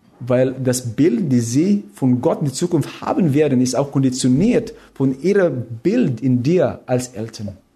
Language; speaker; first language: German; non-native, fluent; Filipino